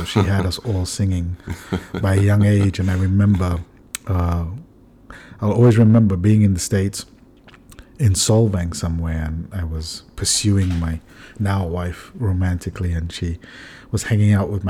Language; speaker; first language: English; native; English